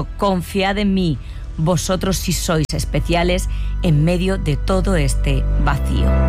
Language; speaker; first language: Spanish; native; Spanish